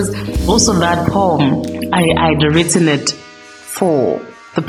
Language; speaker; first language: English; non-native, local second language; Xhosa